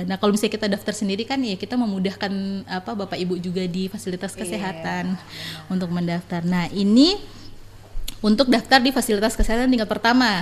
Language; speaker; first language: Indonesian; native; Indonesian